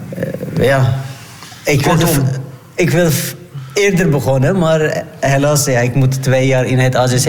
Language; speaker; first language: Dutch; non-native, learner; Turkish